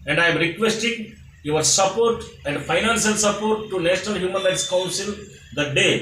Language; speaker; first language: English; non-native, local second language; Telugu